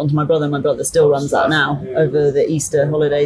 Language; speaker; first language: English; native; English